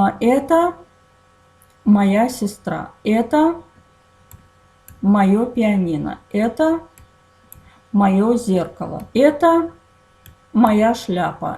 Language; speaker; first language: Russian; non-native, fluent; Azerbaijani